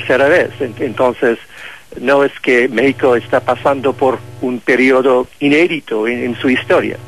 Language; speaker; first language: Spanish; non-native, fluent; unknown